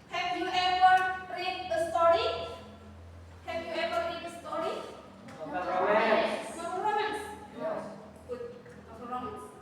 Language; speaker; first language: English; non-native, learner; Indonesian